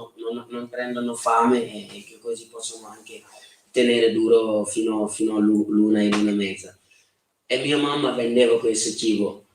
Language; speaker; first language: Italian; non-native, fluent; Wolof